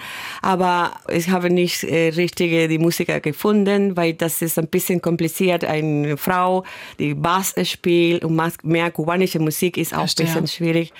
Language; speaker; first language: German; non-native, fluent; Spanish